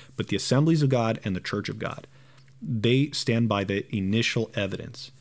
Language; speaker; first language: English; early bilingual, other home language; Romanian